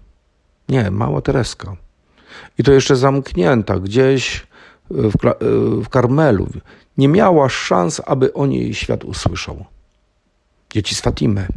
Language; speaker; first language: Polish; native; Polish